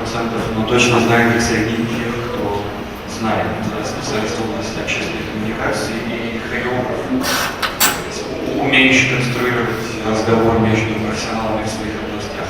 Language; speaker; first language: Russian; native; Russian